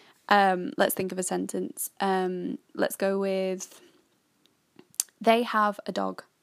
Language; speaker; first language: English; native; English